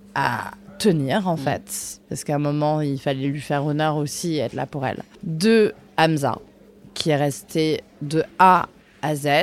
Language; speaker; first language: French; native; French